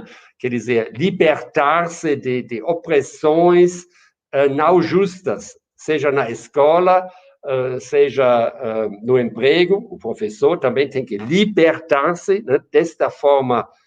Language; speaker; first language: Portuguese; non-native, fluent; German